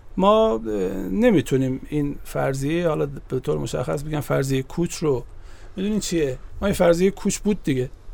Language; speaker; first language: Persian; native; Persian